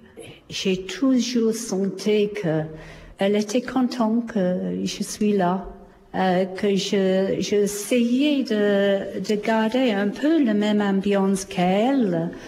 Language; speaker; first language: French; non-native, fluent; English